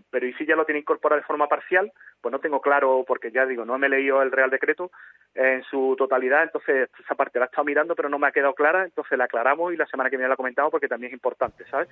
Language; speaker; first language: Spanish; native; Spanish